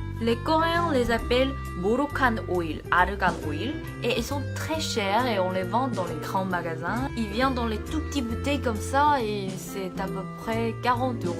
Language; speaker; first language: French; non-native, fluent; Korean